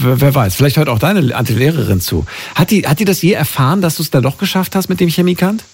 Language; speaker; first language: German; native; German